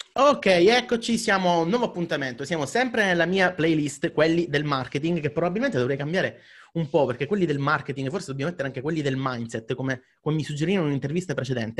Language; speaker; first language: Italian; native; Italian